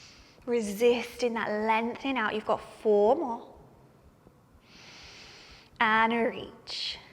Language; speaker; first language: English; native; English